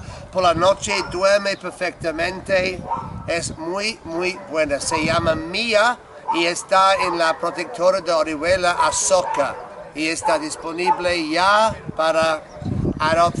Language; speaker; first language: Spanish; non-native, learner; English